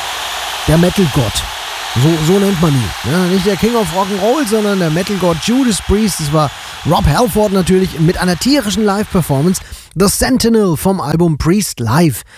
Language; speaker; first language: German; native; German